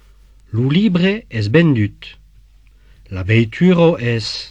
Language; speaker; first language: Catalan; non-native, learner; Italian